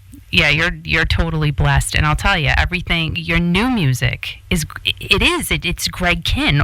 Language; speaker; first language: English; native; English